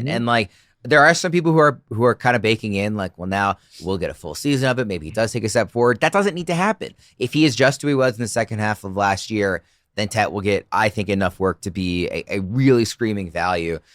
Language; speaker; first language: English; native; English